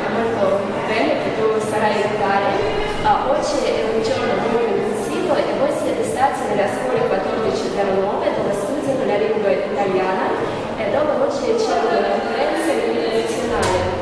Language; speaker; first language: Italian; non-native, learner; Russian